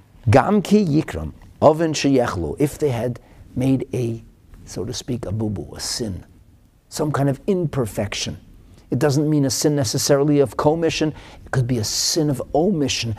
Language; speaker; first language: English; early bilingual, other home language; German